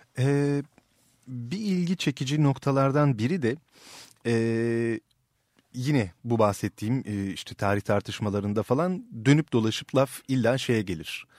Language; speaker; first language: Turkish; native; Turkish